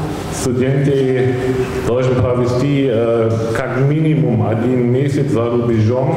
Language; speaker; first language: Russian; non-native, fluent; German